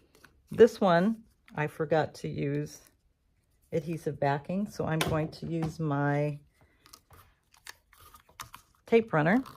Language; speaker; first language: English; native; English